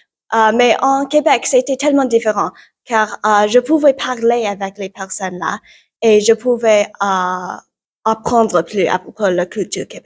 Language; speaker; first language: French; non-native, learner; English